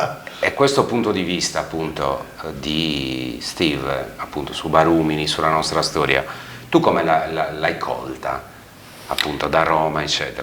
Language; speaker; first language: Italian; native; Italian